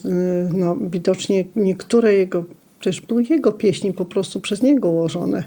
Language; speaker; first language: Polish; non-native, local second language; Lithuanian